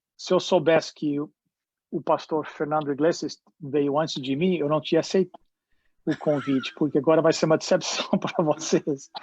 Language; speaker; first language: Portuguese; non-native, fluent; English